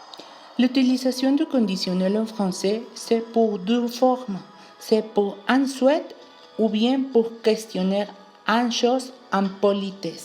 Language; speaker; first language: French; non-native, learner; Spanish